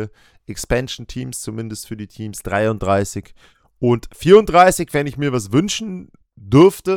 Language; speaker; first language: German; native; German